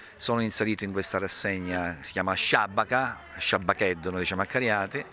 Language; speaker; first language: Italian; native; Italian